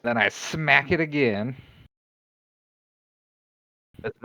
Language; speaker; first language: English; native; English